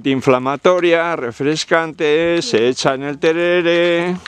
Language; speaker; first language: Spanish; native; Spanish